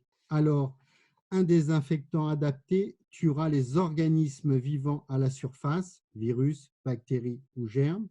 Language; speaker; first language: French; native; French